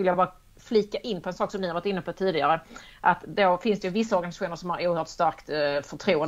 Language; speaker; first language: Swedish; native; Swedish